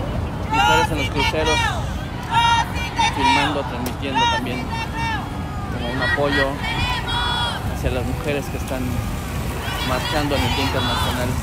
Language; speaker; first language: Spanish; native; Spanish